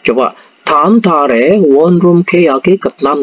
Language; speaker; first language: Korean; non-native, fluent; Indonesian